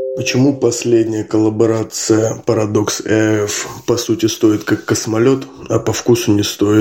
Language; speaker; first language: Russian; native; Russian